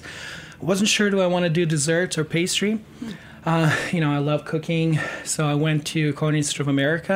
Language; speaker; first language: English; non-native, fluent; Serbian